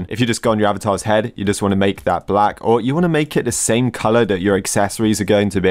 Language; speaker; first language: English; native; English